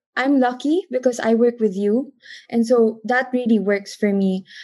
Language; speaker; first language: English; non-native, local second language; Filipino